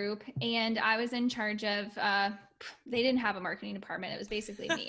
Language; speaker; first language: English; native; English